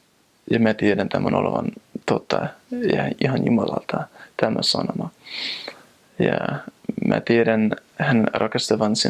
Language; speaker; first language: Finnish; non-native, fluent; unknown